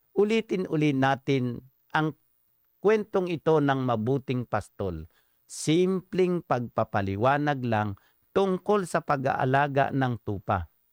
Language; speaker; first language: Filipino; native; Filipino